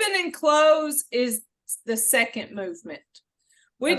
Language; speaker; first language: English; native; English